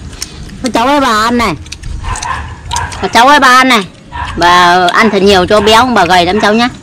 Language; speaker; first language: Vietnamese; native; Vietnamese